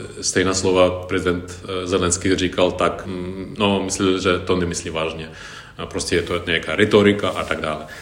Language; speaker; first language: Czech; non-native, fluent; Ukrainian